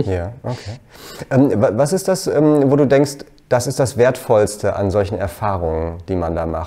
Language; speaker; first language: German; native; German